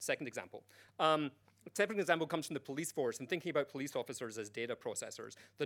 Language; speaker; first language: English; native; English